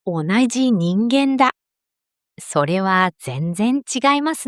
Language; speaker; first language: Japanese; non-native, fluent; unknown